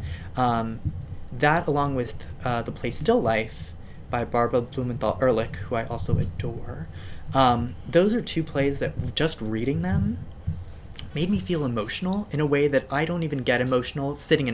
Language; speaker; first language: English; native; English